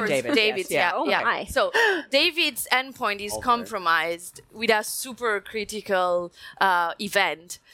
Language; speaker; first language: English; non-native, fluent; Italian